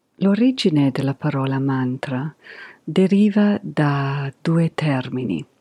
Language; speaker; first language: Italian; non-native, fluent; English